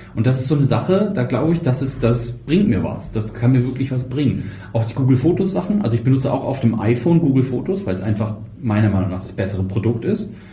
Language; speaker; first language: German; native; German